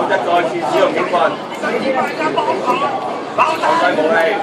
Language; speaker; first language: Cantonese; native; Cantonese